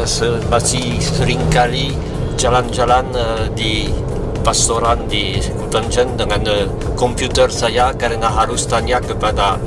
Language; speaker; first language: Indonesian; non-native, fluent; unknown